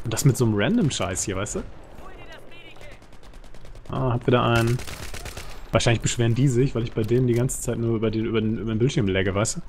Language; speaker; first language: German; native; German